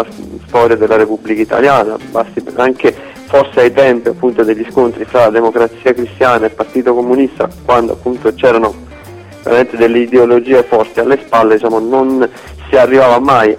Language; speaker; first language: Italian; native; Italian